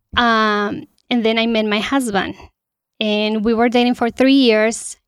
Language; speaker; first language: English; non-native, fluent; Spanish